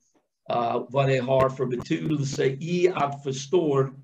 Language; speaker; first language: Swedish; non-native, fluent; English